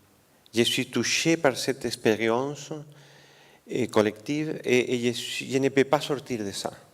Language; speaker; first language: French; non-native, fluent; Spanish